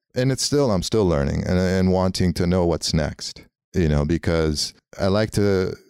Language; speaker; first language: English; early bilingual, other home language; Armenian